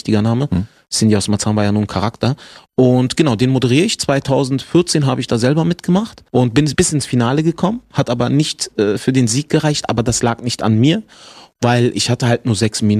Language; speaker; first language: German; native; German